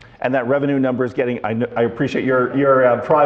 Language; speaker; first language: English; native; English